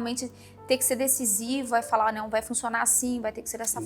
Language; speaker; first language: Portuguese; native; Portuguese